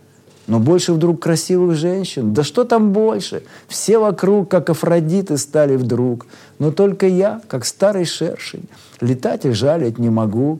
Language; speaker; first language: Russian; native; Russian